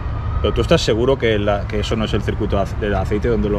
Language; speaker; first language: Spanish; native; Spanish